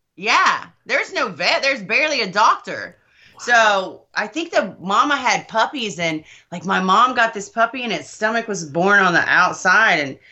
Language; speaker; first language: English; native; English